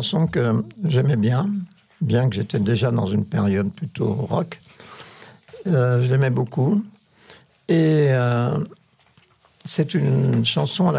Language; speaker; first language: French; native; French